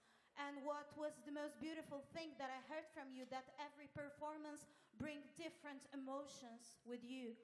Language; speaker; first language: English; non-native, fluent; Polish